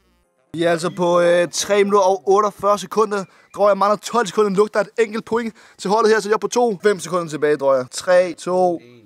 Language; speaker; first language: Danish; native; Danish